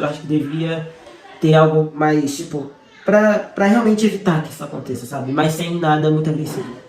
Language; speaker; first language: Portuguese; early bilingual, other home language; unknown